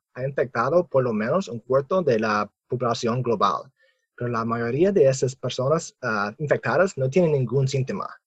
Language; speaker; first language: Spanish; non-native, fluent; English